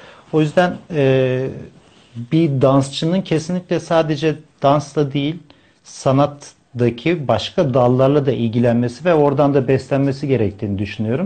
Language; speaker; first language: Turkish; native; Turkish